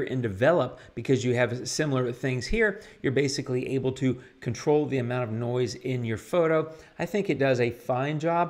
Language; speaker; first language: English; native; English